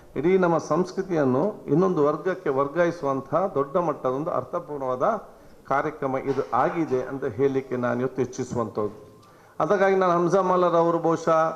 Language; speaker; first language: Kannada; non-native, local second language; Badaga